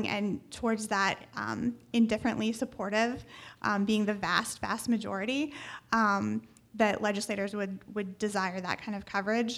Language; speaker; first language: English; native; English